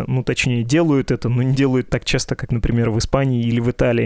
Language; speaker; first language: Russian; native; Russian